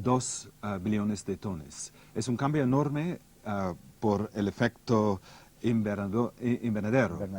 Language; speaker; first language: Spanish; non-native, fluent; English